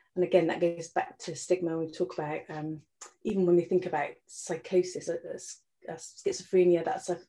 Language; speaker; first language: English; native; English